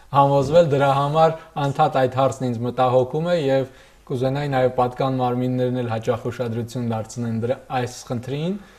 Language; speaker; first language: Armenian; native; Armenian